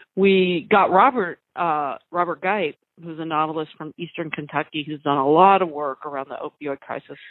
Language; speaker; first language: English; native; English